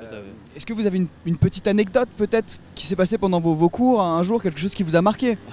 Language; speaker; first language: French; native; French